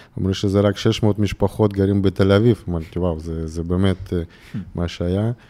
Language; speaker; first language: Hebrew; non-native, fluent; Russian